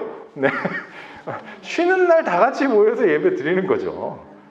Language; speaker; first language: Korean; native; Korean